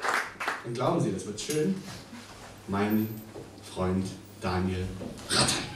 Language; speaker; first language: German; native; German